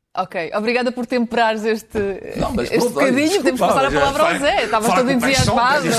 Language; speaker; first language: Portuguese; non-native, fluent; Ukrainian